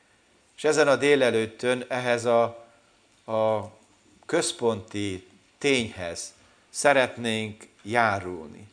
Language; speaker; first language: Hungarian; native; Hungarian